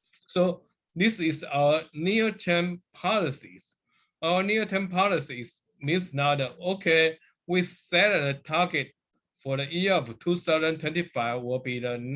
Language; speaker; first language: English; non-native, learner; Chinese